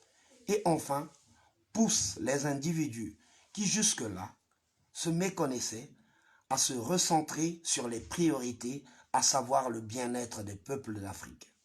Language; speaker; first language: French; non-native, local second language; Lingala